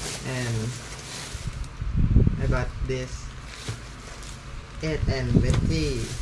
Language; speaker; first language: English; non-native, learner; Thai